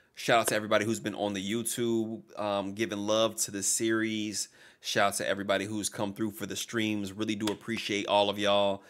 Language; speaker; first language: English; native; English